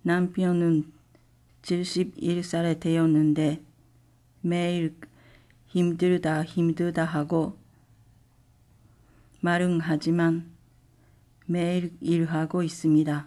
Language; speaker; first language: Korean; non-native, learner; Japanese